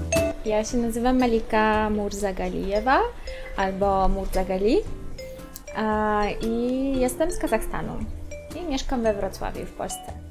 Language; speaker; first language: Polish; non-native, fluent; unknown